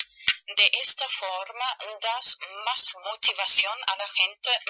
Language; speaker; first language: Spanish; non-native, fluent; German